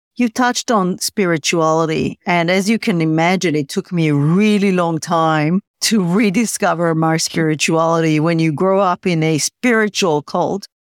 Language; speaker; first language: English; non-native, fluent; Hebrew